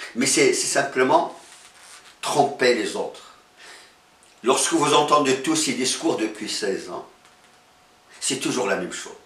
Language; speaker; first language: French; non-native, local second language; Arabic